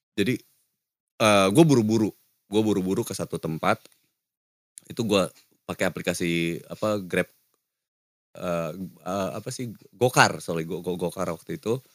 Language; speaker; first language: Indonesian; native; Indonesian